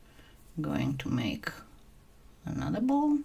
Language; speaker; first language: English; non-native, fluent; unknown